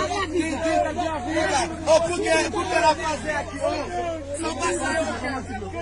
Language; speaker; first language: Portuguese; non-native, learner; Haitian Creole